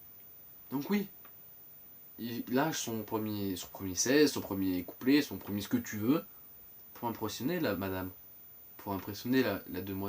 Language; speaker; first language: French; native; French